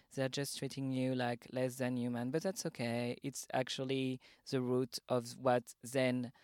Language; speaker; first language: English; non-native, fluent; French